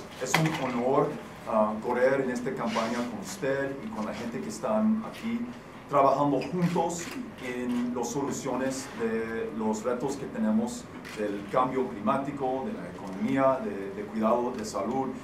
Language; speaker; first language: Spanish; non-native, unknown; English